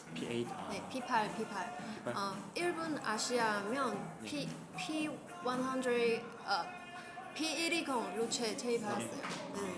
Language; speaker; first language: Korean; non-native, learner; Chinese